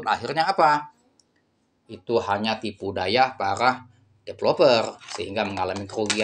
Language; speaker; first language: Indonesian; native; Indonesian